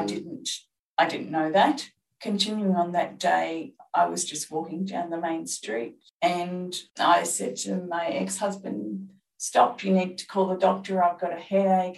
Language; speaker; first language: English; native; English